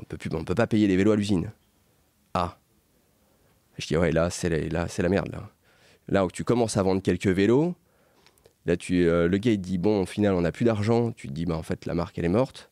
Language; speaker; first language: French; native; French